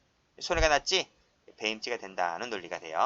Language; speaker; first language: Korean; native; Korean